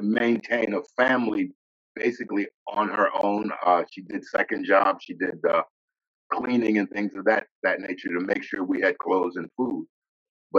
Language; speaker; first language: English; native; English